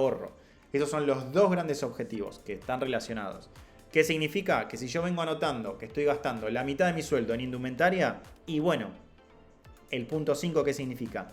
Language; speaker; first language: Spanish; native; Spanish